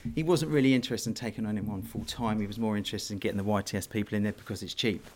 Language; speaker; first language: English; native; English